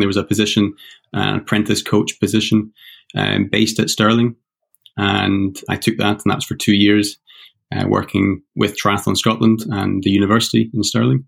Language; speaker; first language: English; native; English